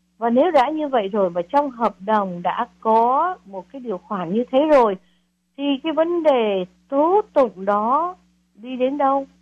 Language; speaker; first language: Vietnamese; native; Vietnamese